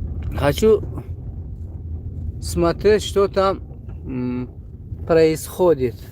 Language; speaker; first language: Russian; non-native, local second language; Tajik